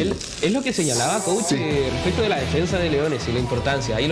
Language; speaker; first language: Spanish; native; Spanish